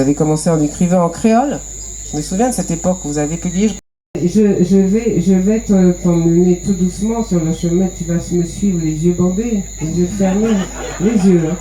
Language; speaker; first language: French; native; French